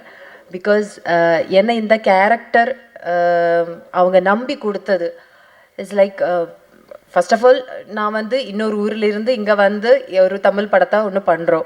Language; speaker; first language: Tamil; non-native, fluent; Malayalam